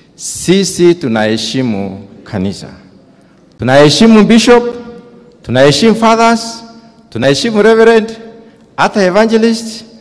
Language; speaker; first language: Swahili; non-native, local second language; Meru